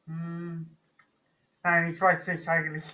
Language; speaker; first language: German; non-native, learner; Spanish